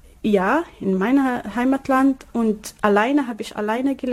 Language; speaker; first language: German; non-native, learner; Arabic